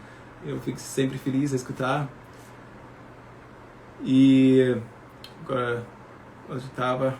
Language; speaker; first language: Portuguese; non-native, fluent; German